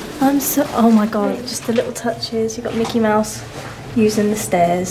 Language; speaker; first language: English; native; English